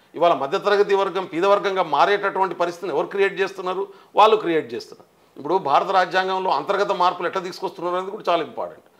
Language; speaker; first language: Telugu; non-native, local second language; Lambadi